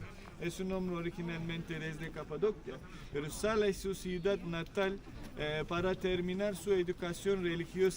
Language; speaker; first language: Spanish; non-native, fluent; Turkish